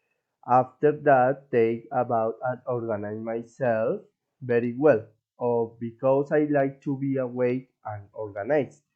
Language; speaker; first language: English; non-native, learner; Spanish